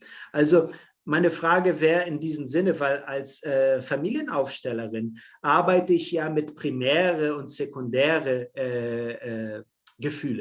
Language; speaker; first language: German; non-native, fluent; Portuguese